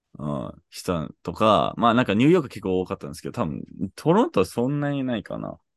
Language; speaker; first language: Japanese; non-native, fluent; English